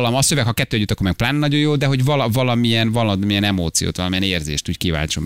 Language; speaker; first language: Hungarian; native; Hungarian